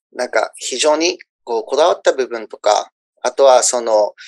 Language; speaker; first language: Japanese; early bilingual, other home language; Spanish